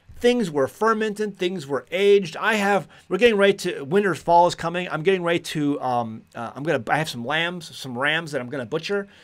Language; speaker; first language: English; native; English